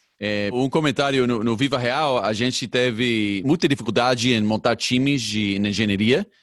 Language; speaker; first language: Portuguese; non-native, fluent; English